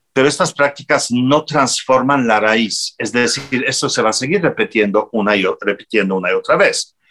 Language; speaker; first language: Spanish; non-native, fluent; Polish